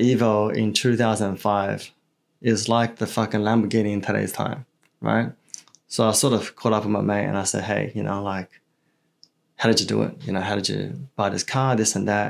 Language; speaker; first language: English; early bilingual, other home language; Chinese